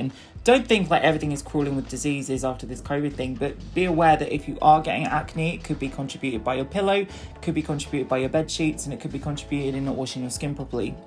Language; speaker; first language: English; native; English